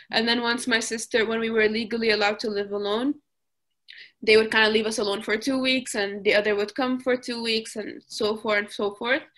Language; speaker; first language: English; early bilingual, other home language; Arabic